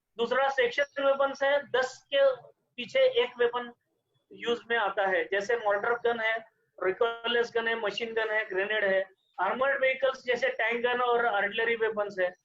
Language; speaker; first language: Hindi; non-native, local second language; Marathi